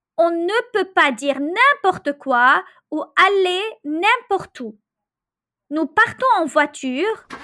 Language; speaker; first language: French; non-native, local second language; Arabic